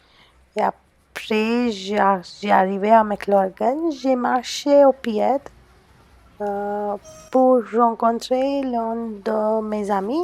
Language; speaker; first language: French; non-native, learner; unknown